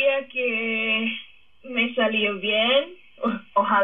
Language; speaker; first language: Spanish; non-native, fluent; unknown